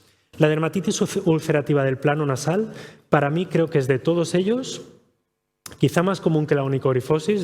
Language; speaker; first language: Spanish; native; Spanish